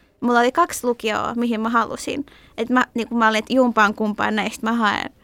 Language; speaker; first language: Finnish; early bilingual, other home language; Persian